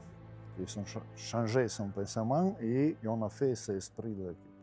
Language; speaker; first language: French; non-native, learner; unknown